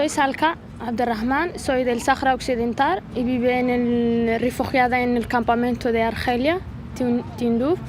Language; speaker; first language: Spanish; non-native, learner; Arabic